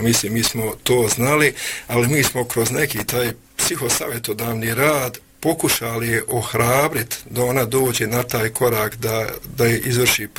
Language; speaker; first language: Bosnian; native; Bosnian